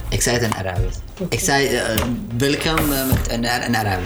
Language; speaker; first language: Dutch; non-native, learner; Arabic